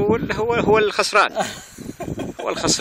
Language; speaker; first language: Arabic; native; Arabic